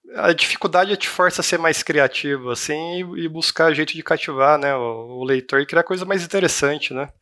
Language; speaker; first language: Portuguese; native; Portuguese